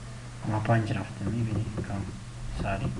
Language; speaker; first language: Persian; non-native, local second language; Pashto